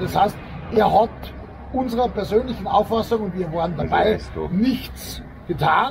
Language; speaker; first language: German; native; German